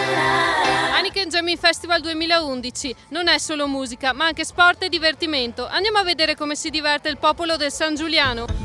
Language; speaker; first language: Italian; native; Italian